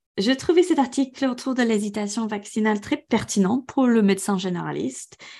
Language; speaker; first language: French; non-native, fluent; English